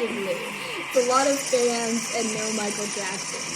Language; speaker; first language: English; native; English